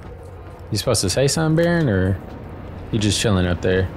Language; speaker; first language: English; native; English